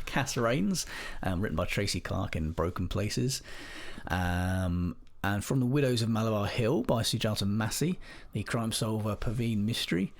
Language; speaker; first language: English; native; English